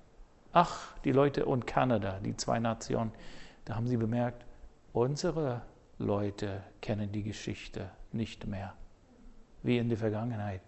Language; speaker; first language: German; non-native, fluent; English